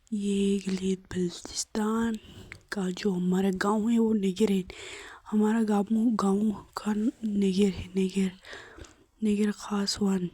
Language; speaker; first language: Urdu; non-native, local second language; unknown